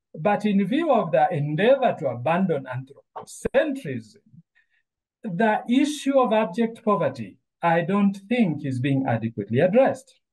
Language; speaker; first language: English; non-native, local second language; Luo (Kenya and Tanzania)